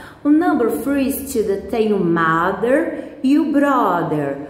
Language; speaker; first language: English; non-native, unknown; Portuguese